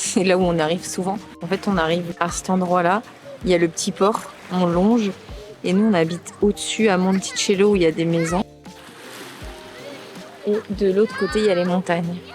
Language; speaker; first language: French; native; French